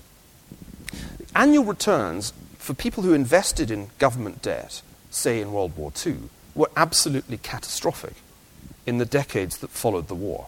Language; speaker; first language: English; native; English